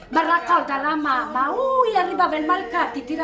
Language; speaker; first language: Italian; non-native, local second language; Catalan